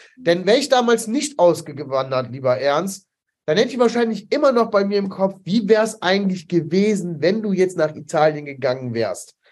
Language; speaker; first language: German; early bilingual, other home language; Italian